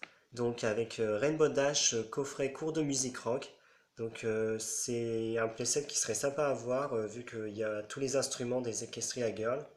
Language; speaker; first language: French; native; French